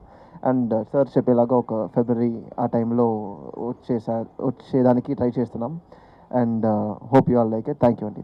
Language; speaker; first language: Telugu; non-native, learner; Tamil